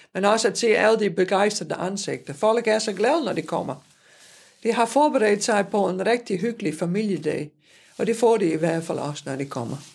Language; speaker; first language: Danish; non-native, fluent; Dutch